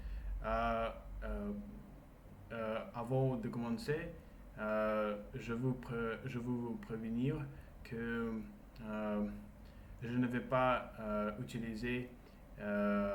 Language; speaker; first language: French; non-native, learner; Russian